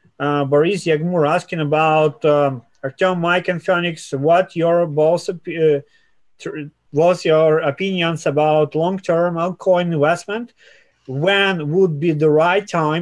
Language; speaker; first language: English; non-native, fluent; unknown